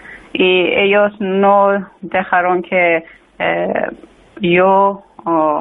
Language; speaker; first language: Spanish; non-native, learner; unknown